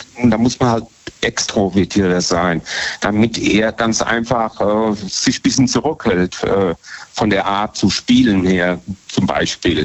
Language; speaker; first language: German; native; German